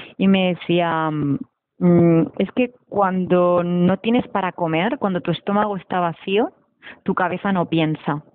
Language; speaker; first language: Spanish; native; Spanish